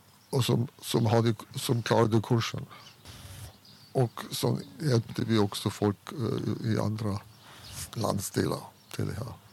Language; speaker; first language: Swedish; non-native, fluent; German